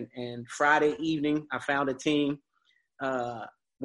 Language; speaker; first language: English; native; English